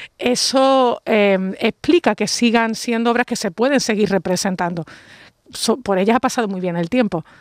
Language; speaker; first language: Spanish; native; Spanish